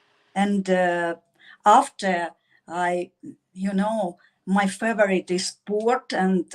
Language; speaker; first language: English; non-native, learner; Russian